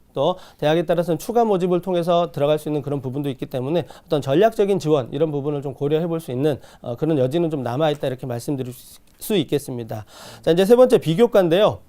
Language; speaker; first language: Korean; native; Korean